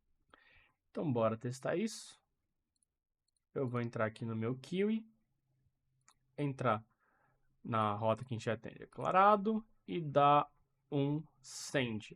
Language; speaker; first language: Portuguese; native; Portuguese